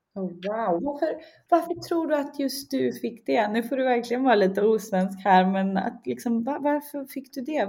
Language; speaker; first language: Swedish; early bilingual, other home language; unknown